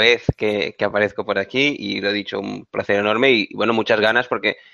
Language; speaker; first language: Spanish; native; Spanish